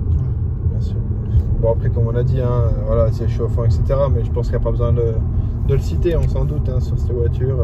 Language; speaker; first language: French; native; French